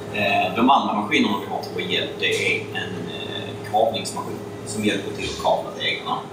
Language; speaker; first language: Swedish; native; Swedish